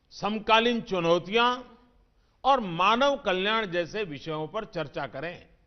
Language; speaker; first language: Hindi; non-native, local second language; Gujarati